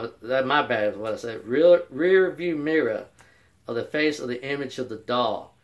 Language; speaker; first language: English; native; English